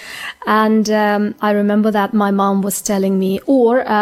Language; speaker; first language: English; non-native, fluent; Ukrainian